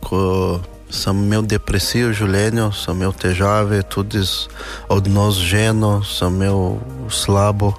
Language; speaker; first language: Slovenian; non-native, learner; Portuguese